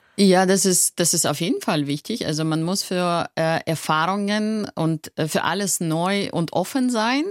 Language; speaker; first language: German; non-native, fluent; Russian